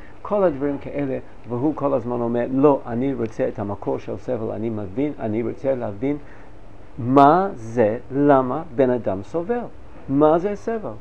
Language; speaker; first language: Hebrew; non-native, fluent; English